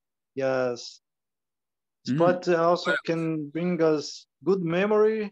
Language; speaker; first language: English; non-native, learner; Portuguese